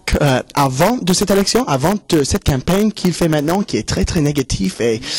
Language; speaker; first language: French; non-native, learner; English